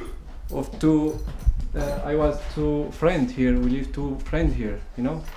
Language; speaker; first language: English; non-native, learner; Arabic